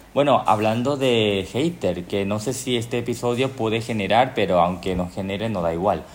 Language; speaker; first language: Spanish; early bilingual, other home language; Korean